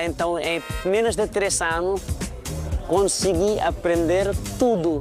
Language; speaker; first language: Portuguese; non-native, fluent; Nepali